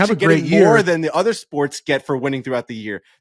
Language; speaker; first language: English; native; English